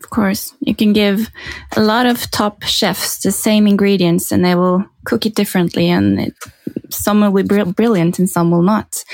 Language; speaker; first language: English; non-native, fluent; Norwegian